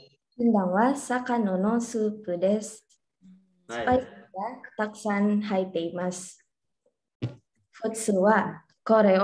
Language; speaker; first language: Japanese; non-native, learner; Indonesian